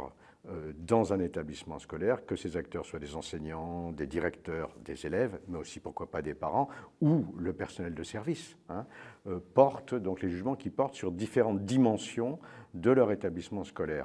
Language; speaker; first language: French; native; French